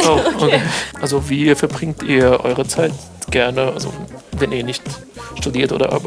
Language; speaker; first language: German; non-native, fluent; Arabic